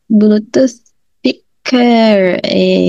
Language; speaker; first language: Korean; non-native, learner; Filipino